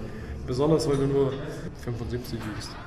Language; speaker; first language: German; native; German